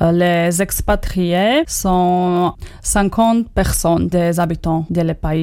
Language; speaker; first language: French; non-native, learner; Slovak